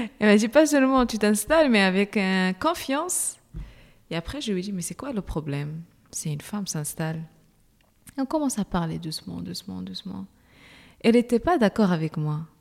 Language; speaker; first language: French; non-native, local second language; Arabic